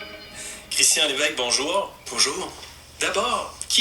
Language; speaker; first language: French; native; French